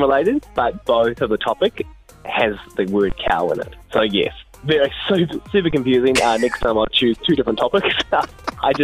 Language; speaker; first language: English; native; English